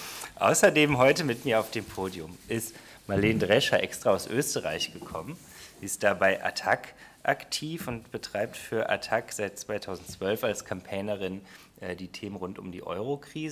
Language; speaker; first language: German; native; German